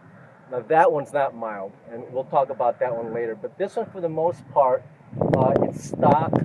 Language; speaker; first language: English; native; English